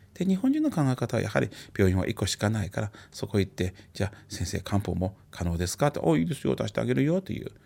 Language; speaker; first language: Japanese; non-native, fluent; Chinese